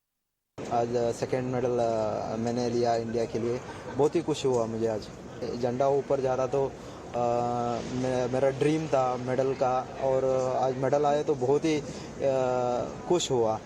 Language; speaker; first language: Hindi; non-native, local second language; Marathi